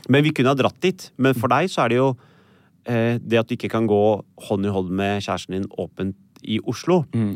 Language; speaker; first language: Norwegian; early bilingual, other home language; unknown